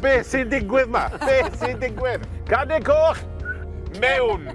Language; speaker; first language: Welsh; non-native, learner; English